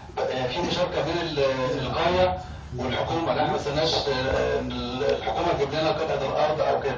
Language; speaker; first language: Arabic; native; Arabic